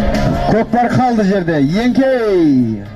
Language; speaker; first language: Kazakh; native; Kazakh